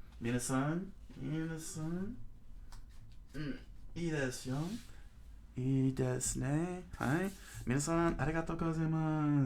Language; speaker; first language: Japanese; non-native, learner; English